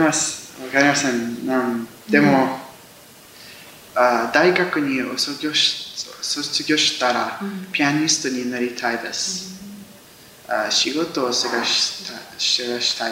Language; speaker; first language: Japanese; non-native, learner; English